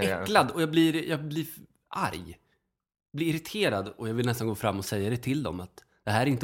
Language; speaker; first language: Swedish; native; Swedish